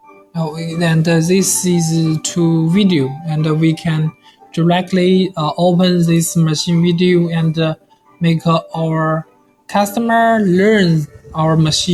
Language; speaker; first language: English; non-native, learner; Chinese